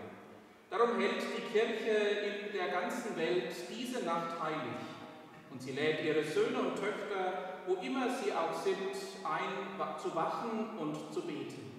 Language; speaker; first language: German; native; German